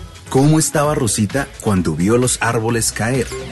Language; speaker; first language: Spanish; native; Spanish